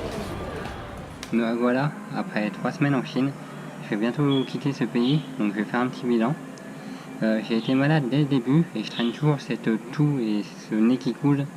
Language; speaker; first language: French; native; French